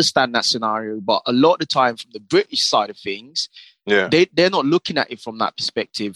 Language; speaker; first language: English; non-native, local second language; Yoruba